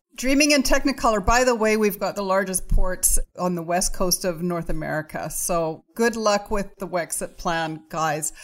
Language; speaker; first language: English; native; English